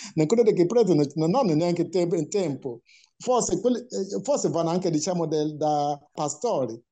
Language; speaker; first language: Italian; non-native, fluent; Igbo